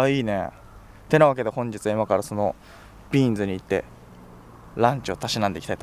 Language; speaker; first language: Japanese; native; Japanese